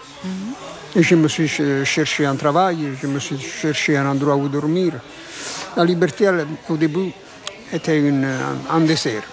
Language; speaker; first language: French; non-native, fluent; Italian